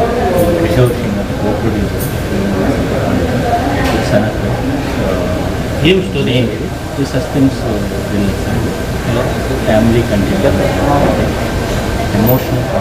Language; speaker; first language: Kannada; non-native, fluent; Telugu